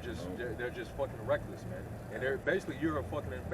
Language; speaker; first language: English; native; English